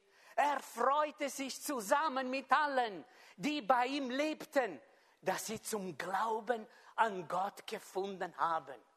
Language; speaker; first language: German; non-native, fluent; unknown